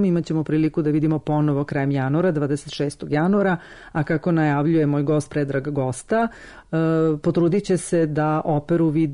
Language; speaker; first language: Serbian; native; Serbian